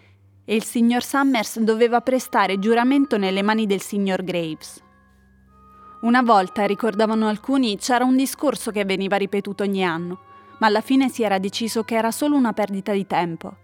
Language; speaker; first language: Italian; native; Italian